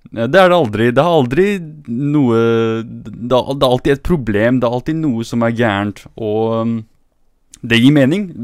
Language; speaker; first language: Norwegian; early bilingual, other home language; Kurdish